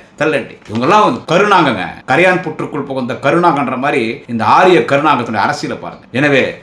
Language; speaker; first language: Tamil; non-native, local second language; Telugu